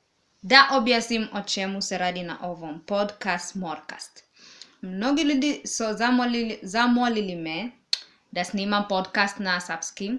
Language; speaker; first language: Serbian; non-native, learner; English